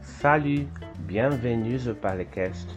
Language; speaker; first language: French; non-native, fluent; Portuguese